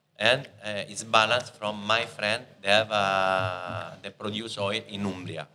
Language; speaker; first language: English; non-native, fluent; Italian